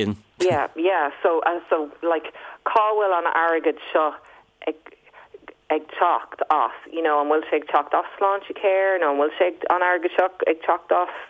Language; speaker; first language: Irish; non-native, local second language; English